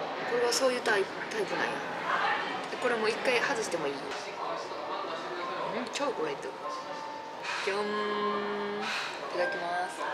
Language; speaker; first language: Japanese; native; Japanese